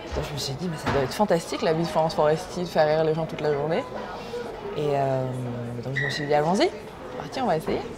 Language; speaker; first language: French; early bilingual, other home language; Korean